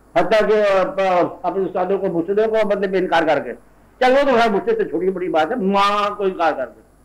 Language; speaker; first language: Urdu; non-native, local second language; Punjabi